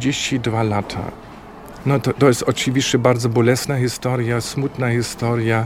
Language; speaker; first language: Polish; non-native, learner; German